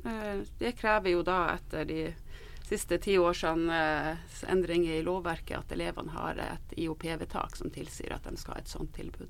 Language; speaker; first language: Norwegian; native; Norwegian